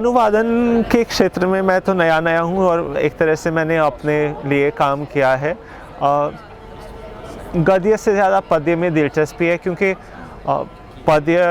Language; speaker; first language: Hindi; native; Hindi